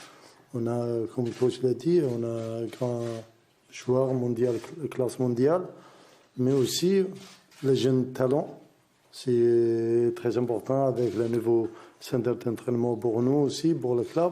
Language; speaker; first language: French; non-native, learner; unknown